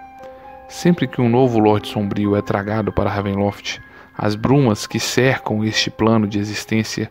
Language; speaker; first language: Portuguese; native; Portuguese